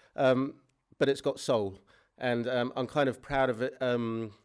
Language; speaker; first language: English; native; English